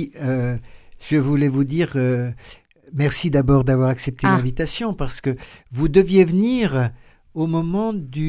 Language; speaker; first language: French; native; French